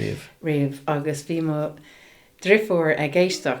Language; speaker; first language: Irish; non-native, learner; English